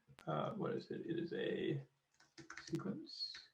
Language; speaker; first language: English; native; English